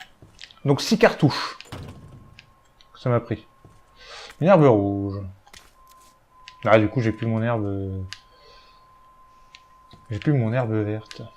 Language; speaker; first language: French; native; French